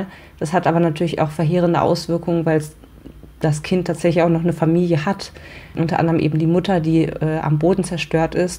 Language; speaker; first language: German; native; German